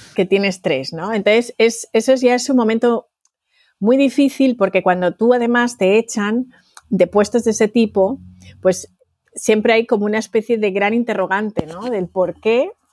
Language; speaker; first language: Spanish; native; Spanish